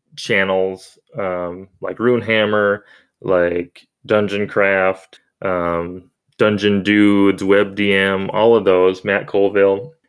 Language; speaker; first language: English; native; English